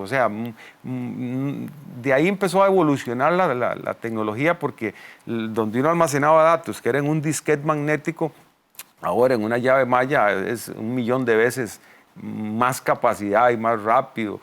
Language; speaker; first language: Spanish; native; Spanish